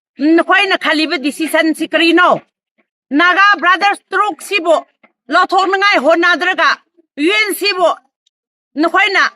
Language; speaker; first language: Manipuri; non-native, local second language; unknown